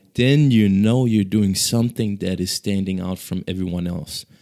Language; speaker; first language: English; non-native, local second language; Danish